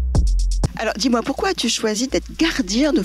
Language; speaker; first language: French; native; French